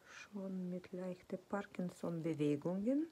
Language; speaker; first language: German; non-native, fluent; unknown